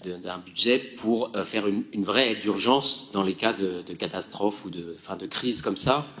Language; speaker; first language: French; native; French